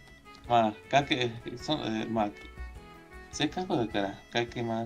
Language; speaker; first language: Japanese; non-native, learner; Spanish